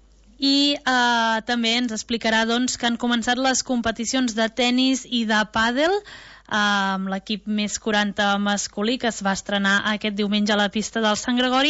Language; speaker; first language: Catalan; native; Catalan